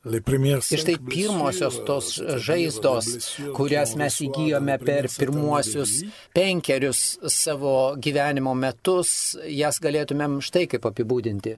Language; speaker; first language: Lithuanian; non-native, fluent; Italian